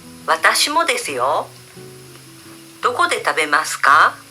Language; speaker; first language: Japanese; non-native, learner; Indonesian